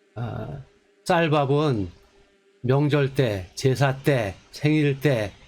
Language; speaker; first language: Korean; native; Korean